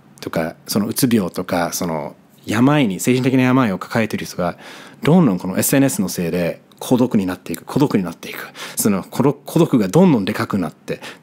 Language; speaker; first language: Japanese; non-native, fluent; English